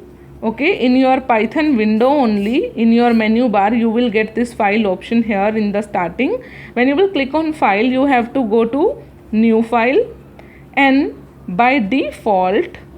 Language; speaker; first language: English; non-native, local second language; Hindi